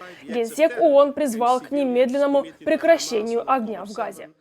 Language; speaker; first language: Russian; native; Russian